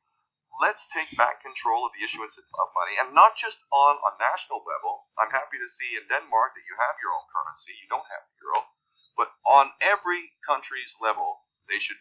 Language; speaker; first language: English; native; English